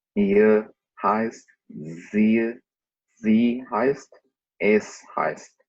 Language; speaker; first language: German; non-native, learner; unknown